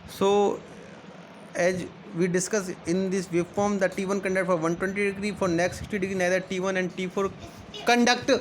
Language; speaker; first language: English; non-native, local second language; Hindi